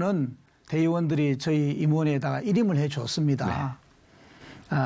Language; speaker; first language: Korean; native; Korean